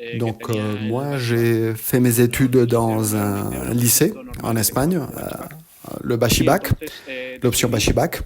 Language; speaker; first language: French; non-native, fluent; Spanish